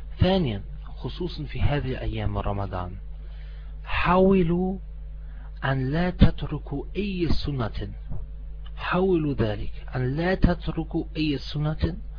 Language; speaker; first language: Arabic; non-native, fluent; German